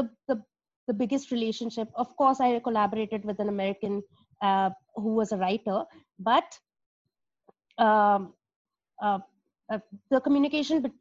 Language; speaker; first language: English; non-native, local second language; Hindi